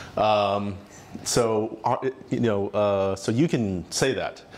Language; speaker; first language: English; native; English